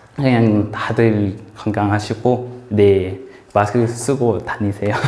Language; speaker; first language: Korean; non-native, fluent; Lao